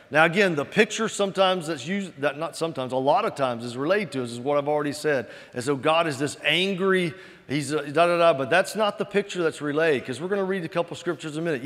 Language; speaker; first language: English; native; English